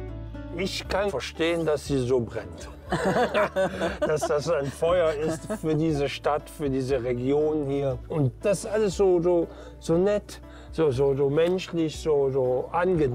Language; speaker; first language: German; native; German